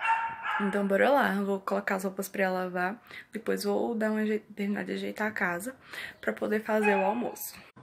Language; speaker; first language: Portuguese; native; Portuguese